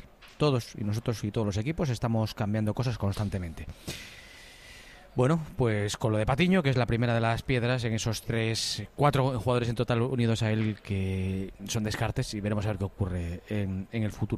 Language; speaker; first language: Spanish; native; Spanish